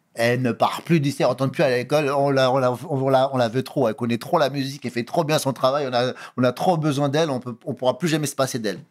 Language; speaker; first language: French; early bilingual, other home language; Kabuverdianu